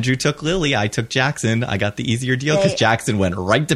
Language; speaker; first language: English; native; English